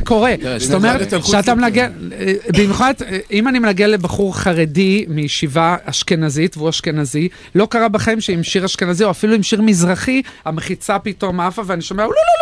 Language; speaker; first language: Hebrew; native; Hebrew